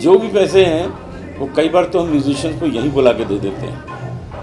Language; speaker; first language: Hindi; native; Hindi